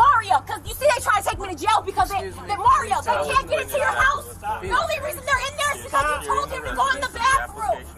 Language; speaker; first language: English; native; English